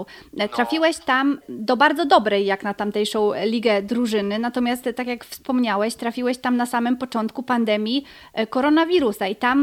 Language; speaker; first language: Polish; native; Polish